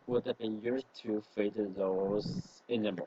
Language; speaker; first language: English; non-native, learner; Chinese